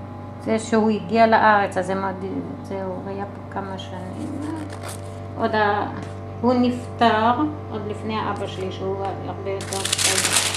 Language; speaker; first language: Hebrew; early bilingual, other home language; German